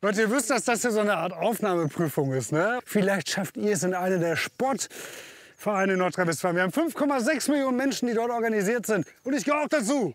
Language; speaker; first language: German; native; German